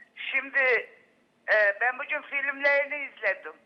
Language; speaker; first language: Turkish; native; Turkish